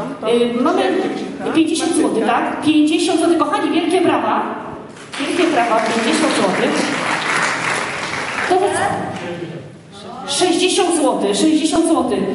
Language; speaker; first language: Polish; native; Polish